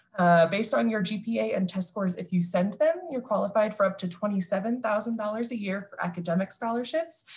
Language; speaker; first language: English; native; English